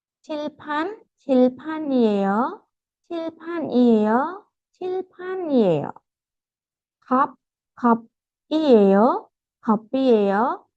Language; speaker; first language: Korean; non-native, fluent; Khmer